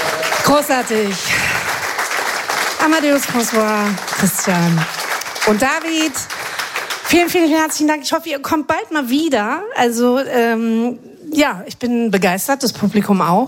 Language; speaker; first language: German; native; German